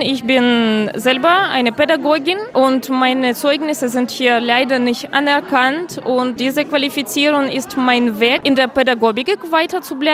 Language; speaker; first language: German; non-native, fluent; Ukrainian